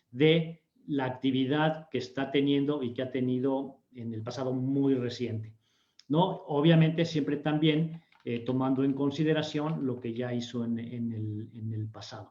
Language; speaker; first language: Spanish; native; Spanish